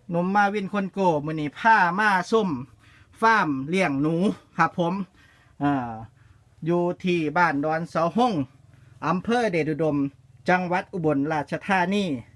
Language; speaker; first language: Thai; native; Thai